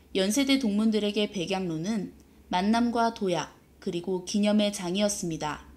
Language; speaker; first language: Korean; native; Korean